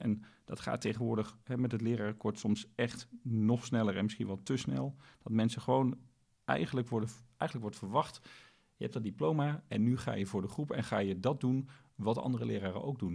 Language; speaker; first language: Dutch; native; Dutch